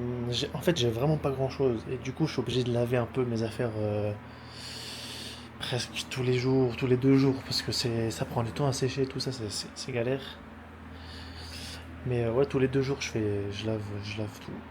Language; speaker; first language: French; native; French